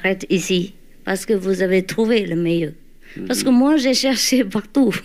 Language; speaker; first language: French; non-native, learner; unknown